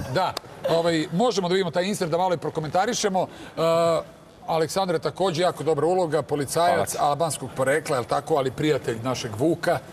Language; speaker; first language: Serbian; native; Serbian